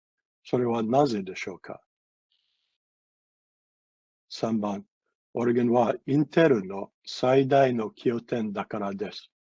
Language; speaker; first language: Japanese; non-native, fluent; English